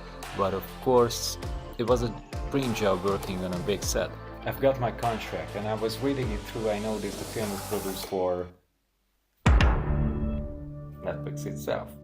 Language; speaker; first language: English; non-native, fluent; Hungarian